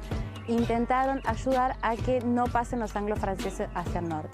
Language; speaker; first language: Spanish; native; Spanish